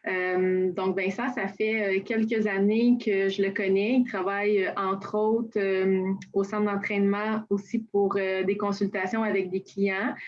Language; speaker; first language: French; native; French